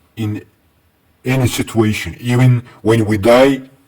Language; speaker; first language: English; non-native, learner; Azerbaijani